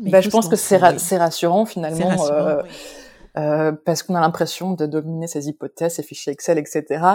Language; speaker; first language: French; native; French